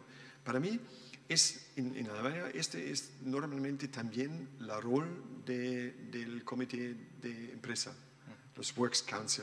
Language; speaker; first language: Spanish; non-native, learner; German